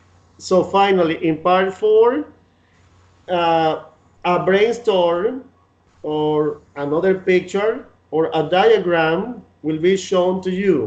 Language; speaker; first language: English; non-native, fluent; Spanish